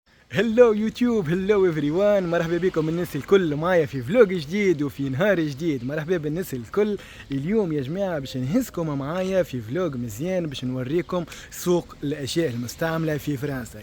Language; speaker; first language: Arabic; native; Arabic